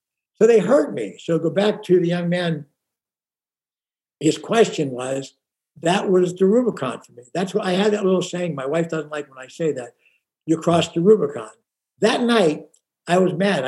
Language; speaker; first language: English; native; English